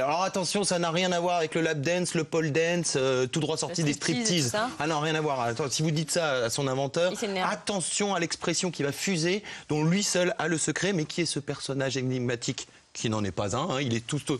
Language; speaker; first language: French; native; French